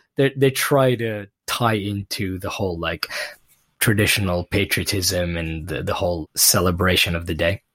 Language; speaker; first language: English; non-native, local second language; Urdu